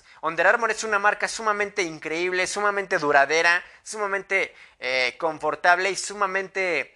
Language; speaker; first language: Spanish; native; Spanish